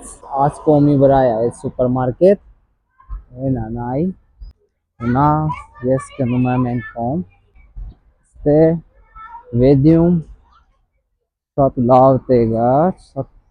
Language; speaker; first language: Armenian; non-native, learner; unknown